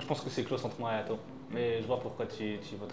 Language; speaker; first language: French; native; French